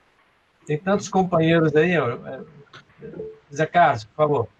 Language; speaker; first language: Portuguese; native; Portuguese